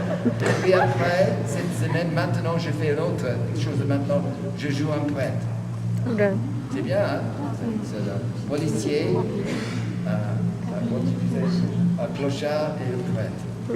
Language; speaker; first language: French; non-native, fluent; English